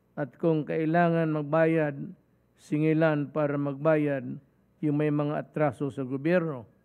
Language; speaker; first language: Filipino; non-native, local second language; Cebuano